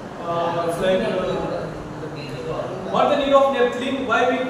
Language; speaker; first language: English; non-native, local second language; Hindi